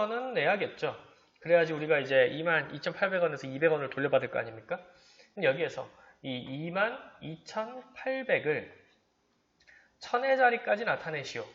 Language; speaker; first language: Korean; native; Korean